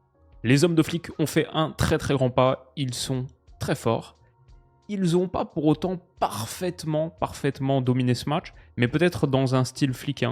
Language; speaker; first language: French; native; French